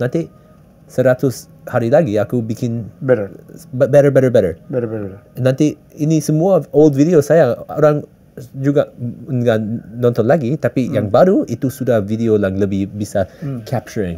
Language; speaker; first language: Indonesian; early bilingual, heritage; English